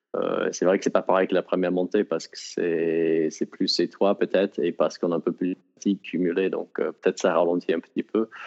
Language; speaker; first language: French; non-native, fluent; English